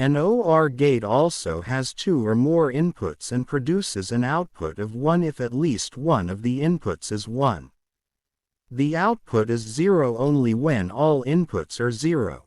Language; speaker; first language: English; non-native, learner; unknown